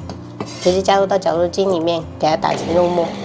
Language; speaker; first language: Chinese; native; Chinese